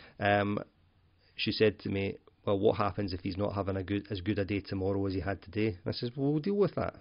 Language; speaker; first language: English; native; English